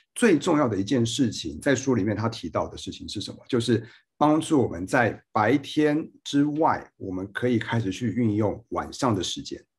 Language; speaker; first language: Chinese; native; Chinese